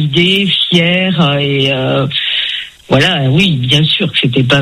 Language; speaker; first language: French; native; French